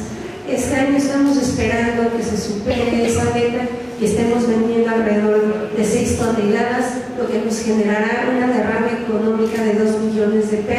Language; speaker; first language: Spanish; native; Spanish